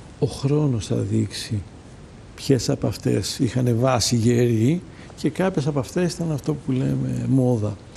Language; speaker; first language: Greek; early bilingual, heritage; Greek